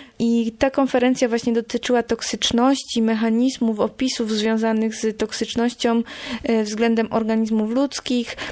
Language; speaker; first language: Polish; native; Polish